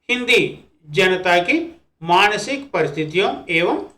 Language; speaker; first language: Hindi; non-native, local second language; Telugu